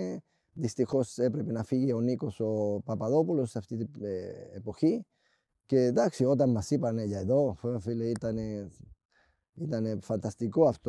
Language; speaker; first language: Greek; non-native, fluent; Spanish